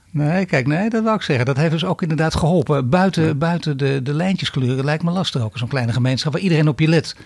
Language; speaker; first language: Dutch; native; Dutch